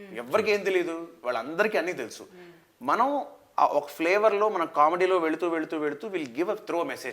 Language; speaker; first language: Telugu; native; Telugu